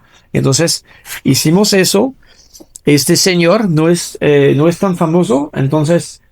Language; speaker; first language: Spanish; non-native, fluent; French